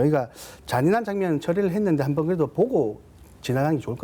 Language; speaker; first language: Korean; native; Korean